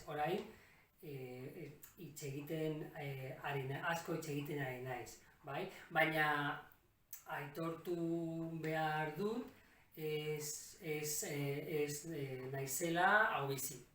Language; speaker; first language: Basque; non-native, local second language; Catalan